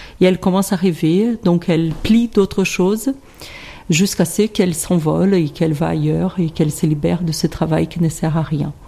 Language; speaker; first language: French; non-native, fluent; Portuguese